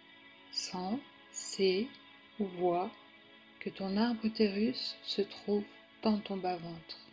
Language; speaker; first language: French; native; French